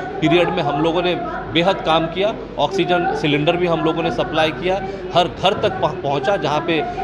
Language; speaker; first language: Hindi; native; Hindi